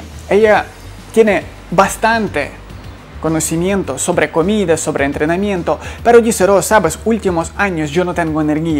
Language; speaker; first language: Spanish; non-native, fluent; Ukrainian